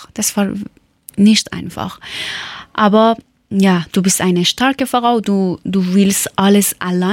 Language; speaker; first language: German; non-native, learner; Persian